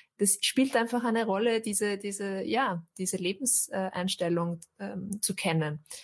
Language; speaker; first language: German; native; German